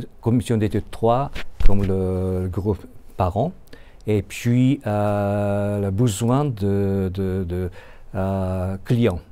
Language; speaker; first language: French; non-native, learner; Japanese